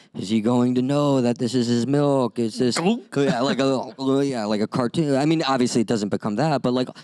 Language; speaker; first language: English; native; English